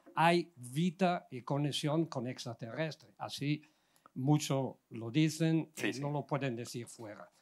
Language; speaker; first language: Spanish; non-native, learner; Italian